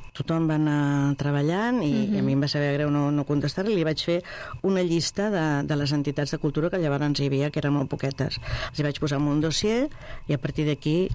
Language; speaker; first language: Catalan; non-native, local second language; Spanish